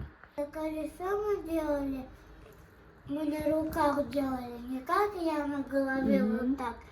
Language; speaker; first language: Russian; early bilingual, other home language; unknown